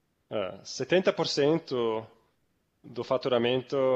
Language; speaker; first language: Portuguese; non-native, fluent; Swiss German